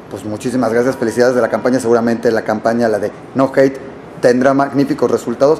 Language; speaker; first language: Spanish; native; Spanish